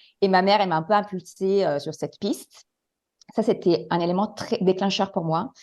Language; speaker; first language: French; non-native, fluent; Italian